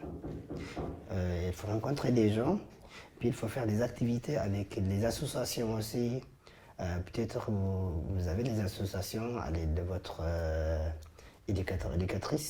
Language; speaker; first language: French; non-native, fluent; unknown